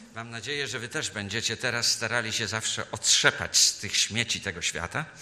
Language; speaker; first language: Polish; native; Polish